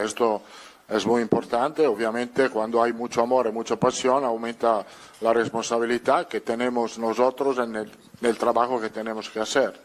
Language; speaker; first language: Spanish; non-native, fluent; Italian